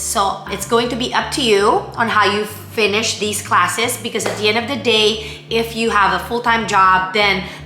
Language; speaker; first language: English; non-native, local second language; Filipino